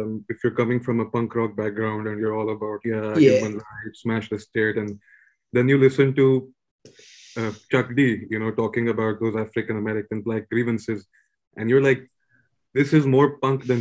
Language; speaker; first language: English; non-native, local second language; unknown